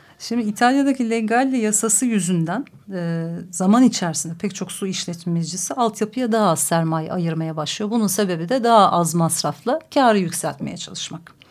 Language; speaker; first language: Turkish; native; Turkish